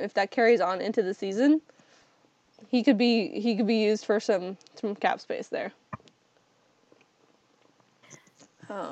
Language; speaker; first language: English; native; English